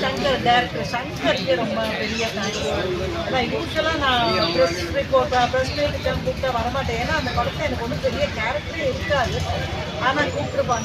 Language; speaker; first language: Tamil; non-native, fluent; English